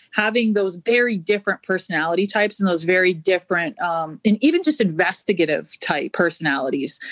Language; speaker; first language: English; native; English